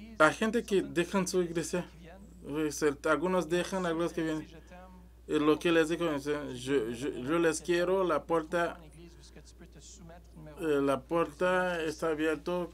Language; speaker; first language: Spanish; non-native, learner; French